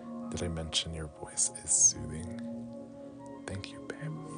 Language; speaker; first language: English; native; English